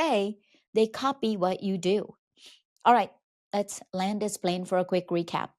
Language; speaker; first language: English; native; English